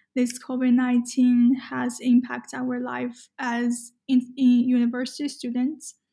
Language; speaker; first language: English; non-native, fluent; Chinese